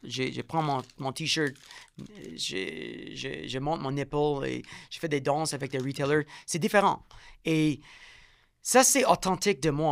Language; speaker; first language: French; non-native, learner; English